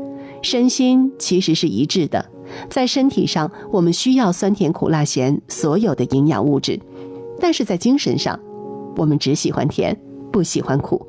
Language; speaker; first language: Chinese; native; Chinese